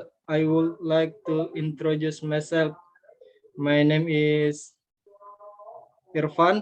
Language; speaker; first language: English; non-native, learner; Indonesian